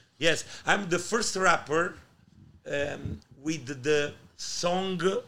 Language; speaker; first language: English; non-native, learner; Italian